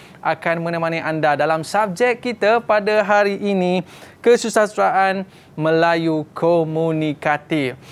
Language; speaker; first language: Malay; native; Malay